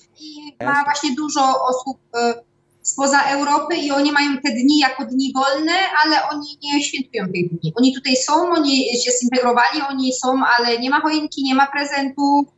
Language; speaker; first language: Polish; native; Polish